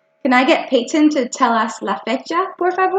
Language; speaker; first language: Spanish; non-native, fluent; English